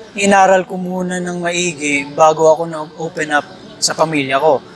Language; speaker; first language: Filipino; native; Filipino